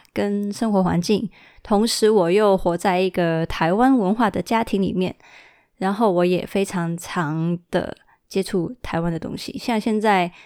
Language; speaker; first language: Chinese; early bilingual, heritage; Chinese